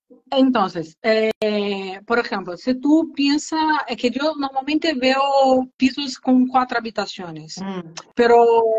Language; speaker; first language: Spanish; non-native, learner; Portuguese